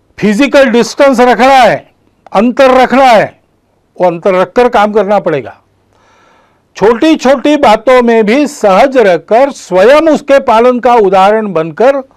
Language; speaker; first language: Hindi; non-native, local second language; Marathi